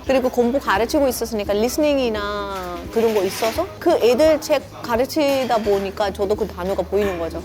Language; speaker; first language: Korean; non-native, fluent; Hindi